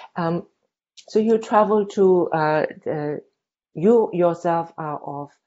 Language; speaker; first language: English; non-native, local second language; Tibetan